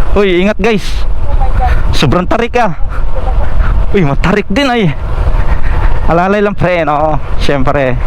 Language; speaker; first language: Filipino; native; Filipino